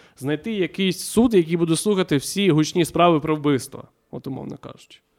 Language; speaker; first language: Ukrainian; native; Ukrainian